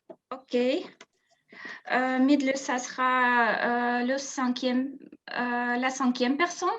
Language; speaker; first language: French; non-native, fluent; Russian